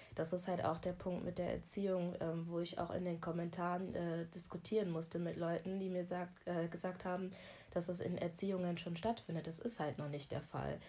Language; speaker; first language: German; early bilingual, other home language; Akan